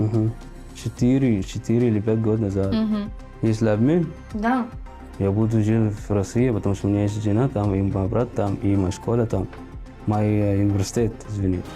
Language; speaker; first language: Russian; non-native, learner; Arabic